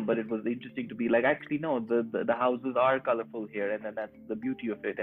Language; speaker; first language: English; non-native, local second language; Urdu